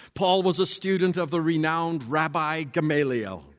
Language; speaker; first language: English; native; English